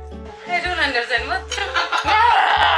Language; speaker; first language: English; non-native, learner; Indonesian